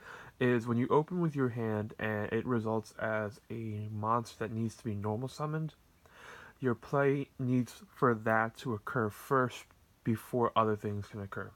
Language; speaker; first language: English; native; English